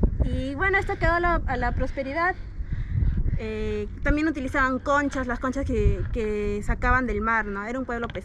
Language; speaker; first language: Spanish; native; Spanish